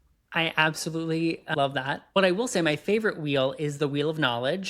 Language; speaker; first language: English; native; English